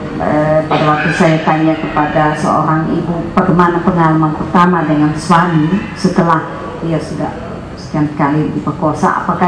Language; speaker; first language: Indonesian; non-native, fluent; Dutch